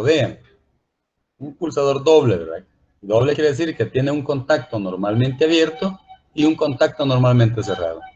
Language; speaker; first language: Spanish; native; Spanish